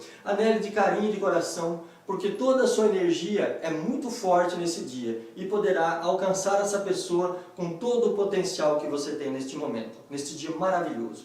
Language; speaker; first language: Portuguese; native; Portuguese